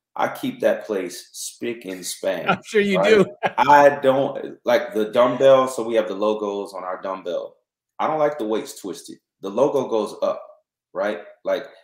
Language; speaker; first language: English; native; English